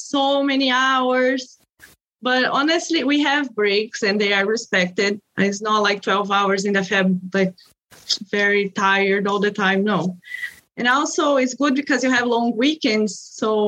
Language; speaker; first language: English; non-native, fluent; Portuguese